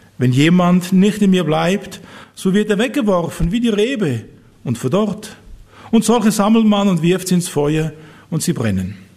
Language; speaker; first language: German; native; German